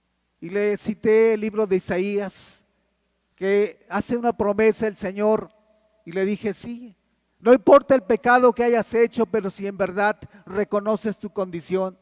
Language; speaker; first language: Spanish; native; Spanish